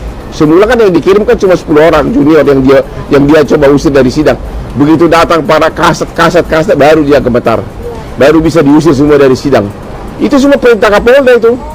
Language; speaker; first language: Indonesian; native; Indonesian